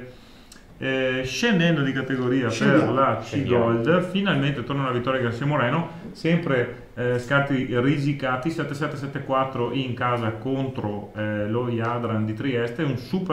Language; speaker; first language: Italian; native; Italian